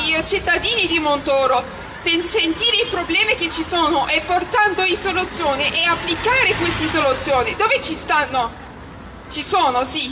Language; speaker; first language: Italian; early bilingual, other home language; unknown